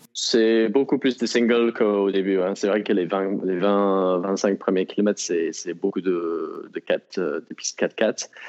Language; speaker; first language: French; non-native, fluent; English